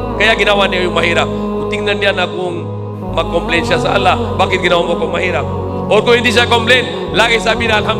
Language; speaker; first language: Filipino; non-native, learner; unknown